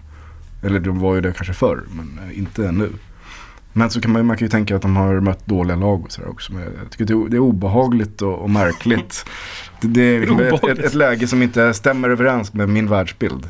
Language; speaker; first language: Swedish; native; Swedish